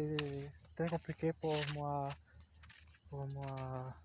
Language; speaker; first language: French; non-native, learner; Portuguese